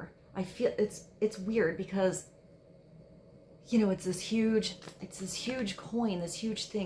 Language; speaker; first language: English; native; English